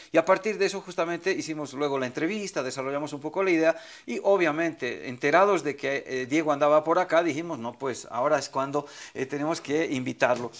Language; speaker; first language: Spanish; native; Spanish